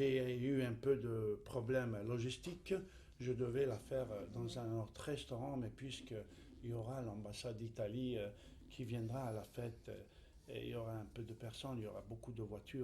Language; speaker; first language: French; non-native, fluent; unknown